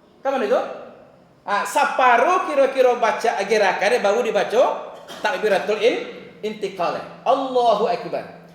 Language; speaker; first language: Malay; non-native, local second language; Minangkabau